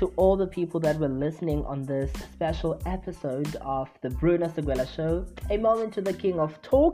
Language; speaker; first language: English; non-native, local second language; Xhosa